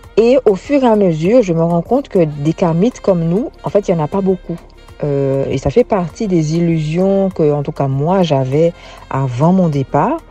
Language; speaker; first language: French; native; French